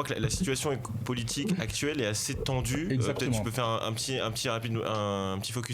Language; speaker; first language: French; native; French